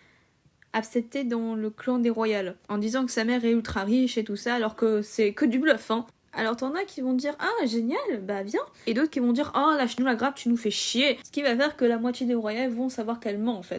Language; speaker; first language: French; native; French